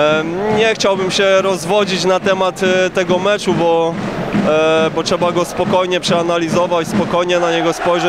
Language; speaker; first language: Polish; native; Polish